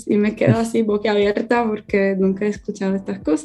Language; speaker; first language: Spanish; non-native, fluent; Polish